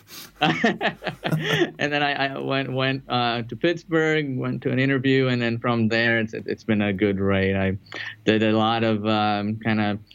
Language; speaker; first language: English; non-native, local second language; Tamil